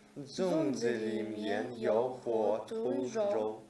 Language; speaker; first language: Chinese; non-native, learner; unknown